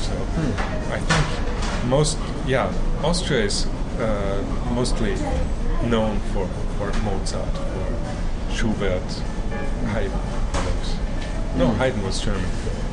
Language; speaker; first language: English; non-native, fluent; German